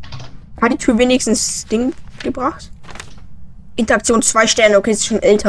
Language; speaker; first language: German; native; German